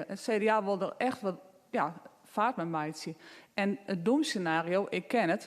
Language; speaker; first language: Dutch; non-native, local second language; Western Frisian